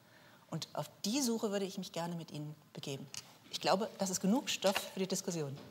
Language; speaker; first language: German; native; German